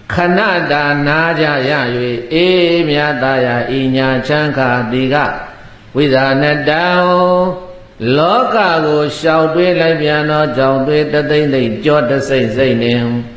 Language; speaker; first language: Burmese; native; Burmese